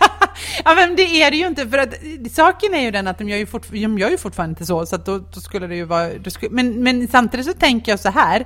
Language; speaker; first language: Swedish; native; Swedish